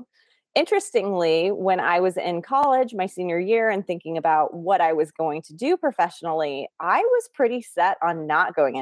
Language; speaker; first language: English; native; English